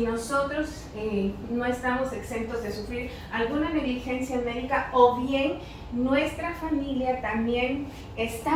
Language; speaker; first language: Spanish; native; Spanish